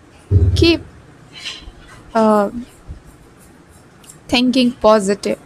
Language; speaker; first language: English; non-native, learner; Bhojpuri